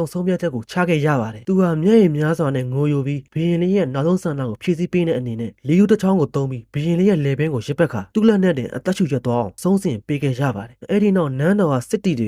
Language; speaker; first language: Burmese; native; Burmese